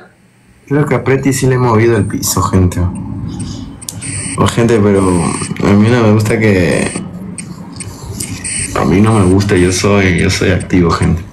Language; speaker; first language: Spanish; native; Spanish